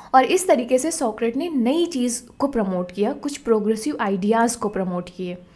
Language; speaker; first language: Hindi; native; Hindi